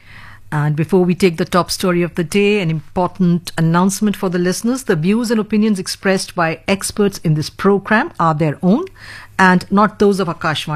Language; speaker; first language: English; non-native, local second language; Hindi